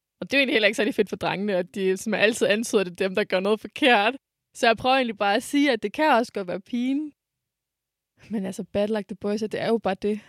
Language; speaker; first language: Danish; early bilingual, other home language; French